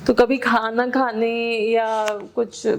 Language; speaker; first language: Hindi; native; Hindi